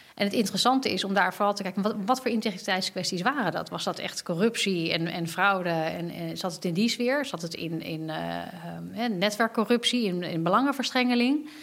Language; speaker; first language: Dutch; native; Dutch